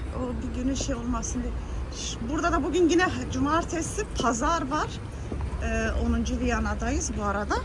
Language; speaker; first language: Turkish; early bilingual, heritage; Turkish